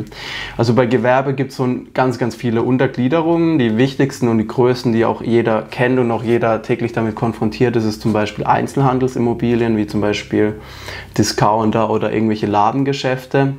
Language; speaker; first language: German; native; German